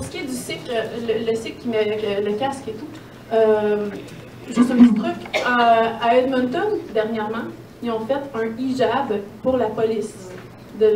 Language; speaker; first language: French; native; French